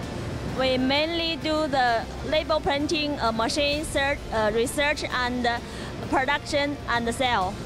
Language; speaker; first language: English; non-native, learner; Chinese